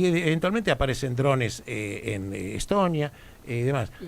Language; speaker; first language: Spanish; native; Spanish